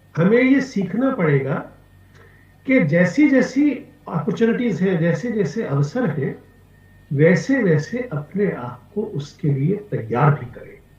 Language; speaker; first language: Hindi; non-native, local second language; Punjabi